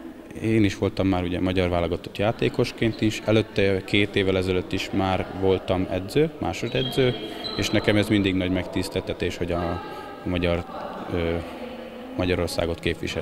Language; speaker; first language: Hungarian; native; Hungarian